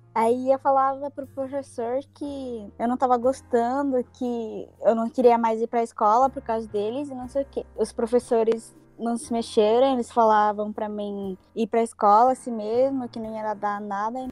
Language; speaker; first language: Portuguese; early bilingual, heritage; Japanese